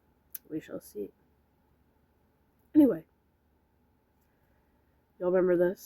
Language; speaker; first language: English; native; English